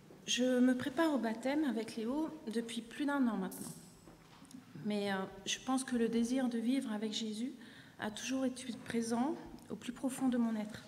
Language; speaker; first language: French; native; French